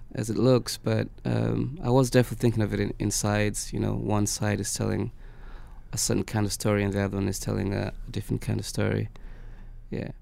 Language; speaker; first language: English; non-native, local second language; Swahili